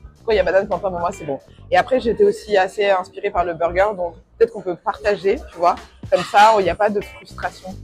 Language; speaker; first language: French; native; French